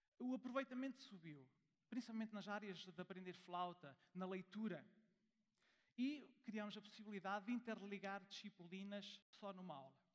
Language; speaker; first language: Portuguese; early bilingual, heritage; German